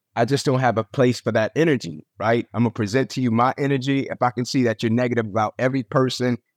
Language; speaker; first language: English; native; English